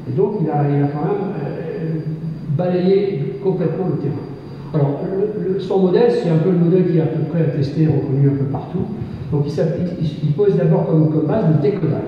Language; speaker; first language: French; native; French